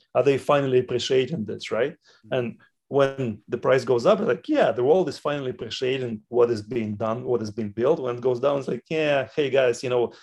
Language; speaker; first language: English; non-native, fluent; Russian